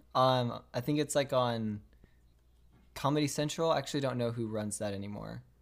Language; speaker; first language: English; native; English